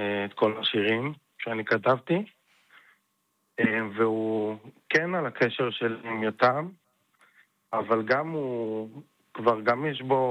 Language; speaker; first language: Hebrew; native; Hebrew